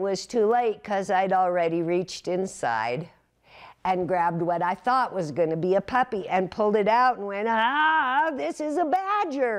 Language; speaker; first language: English; native; English